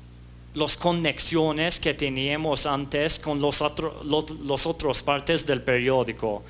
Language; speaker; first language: Spanish; non-native, fluent; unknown